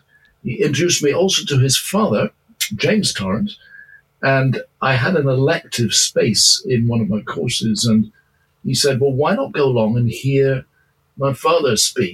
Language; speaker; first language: English; native; English